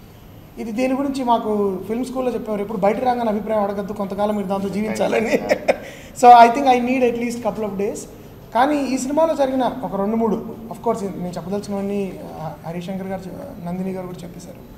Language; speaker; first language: Telugu; native; Telugu